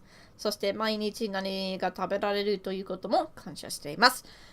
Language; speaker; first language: Japanese; non-native, learner; English